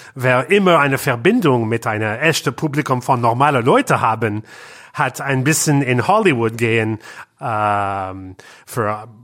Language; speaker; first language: German; non-native, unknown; English